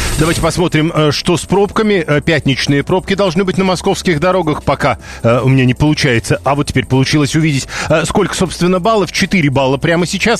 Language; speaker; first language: Russian; native; Russian